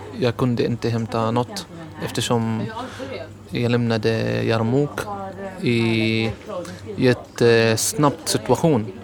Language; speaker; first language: Swedish; non-native, learner; Arabic